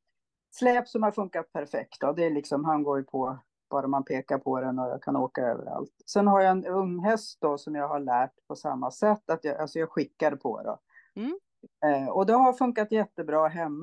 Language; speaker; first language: Swedish; native; Swedish